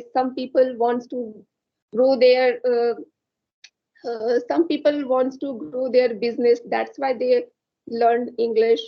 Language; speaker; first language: English; non-native, learner; Hindi